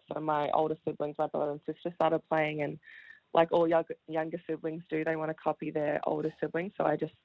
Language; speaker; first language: English; native; English